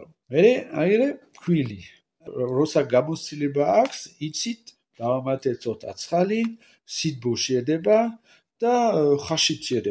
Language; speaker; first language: Georgian; non-native, learner; French